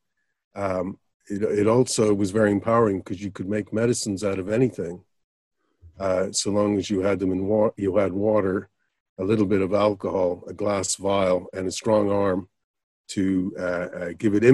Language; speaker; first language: English; native; English